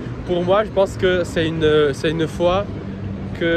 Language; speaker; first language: French; non-native, learner; Chinese